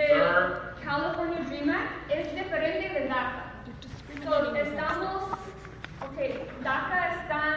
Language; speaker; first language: Spanish; early bilingual, other home language; English